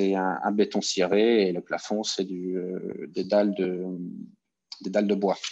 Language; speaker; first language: French; native; French